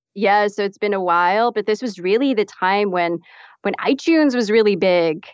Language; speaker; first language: English; non-native, fluent; Dutch